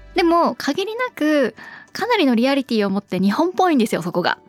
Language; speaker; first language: Japanese; early bilingual, heritage; Japanese